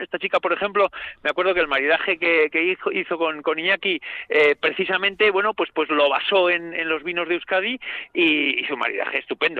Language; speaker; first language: Spanish; native; Spanish